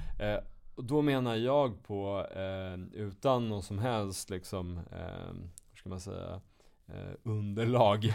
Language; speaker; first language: Swedish; native; Swedish